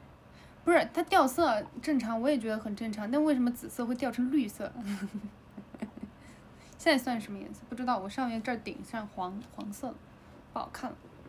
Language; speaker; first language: Chinese; native; Chinese